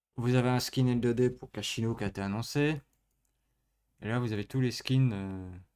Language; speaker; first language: French; native; French